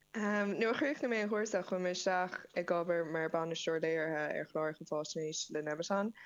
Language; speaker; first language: Irish; native; Irish